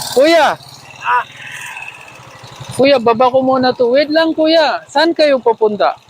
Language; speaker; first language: Filipino; non-native, learner; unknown